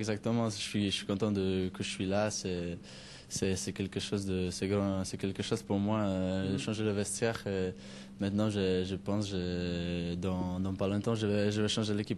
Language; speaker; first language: French; non-native, learner; Polish